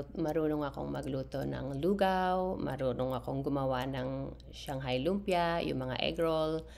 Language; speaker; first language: Filipino; non-native, local second language; Pampanga